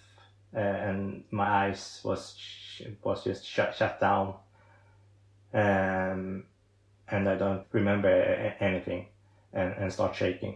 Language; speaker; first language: English; non-native, fluent; Swedish